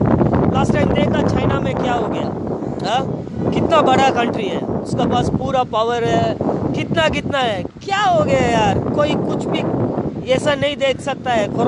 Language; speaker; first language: Hindi; non-native, learner; Tamil